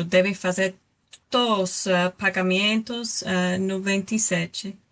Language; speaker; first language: Portuguese; non-native, learner; English